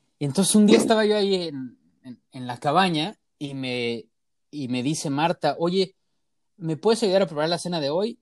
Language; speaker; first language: Spanish; native; Spanish